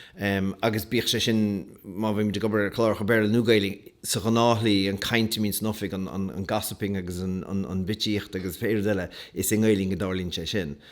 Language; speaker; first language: Irish; native; Irish